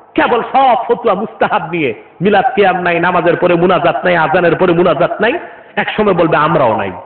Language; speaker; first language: Bangla; non-native, local second language; Urdu